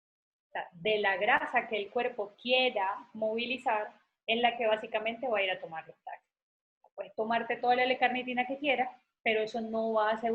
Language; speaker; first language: Spanish; native; Spanish